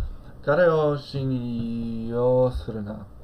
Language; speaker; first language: Japanese; non-native, learner; English